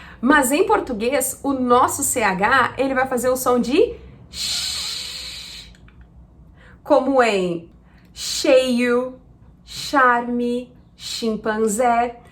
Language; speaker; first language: Portuguese; native; Portuguese